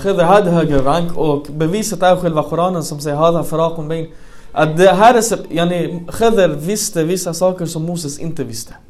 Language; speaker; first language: Swedish; non-native, fluent; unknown